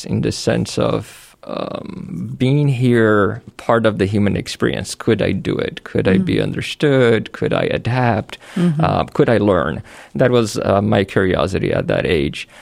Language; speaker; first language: English; non-native, fluent; Portuguese